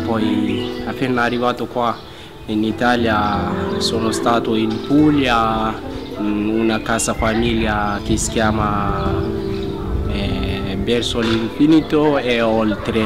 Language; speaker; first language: Italian; non-native, learner; Hausa